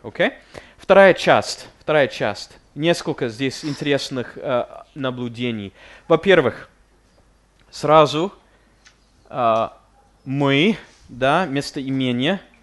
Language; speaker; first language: Russian; non-native, fluent; English